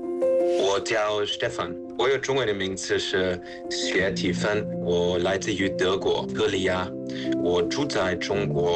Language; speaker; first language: Chinese; non-native, fluent; German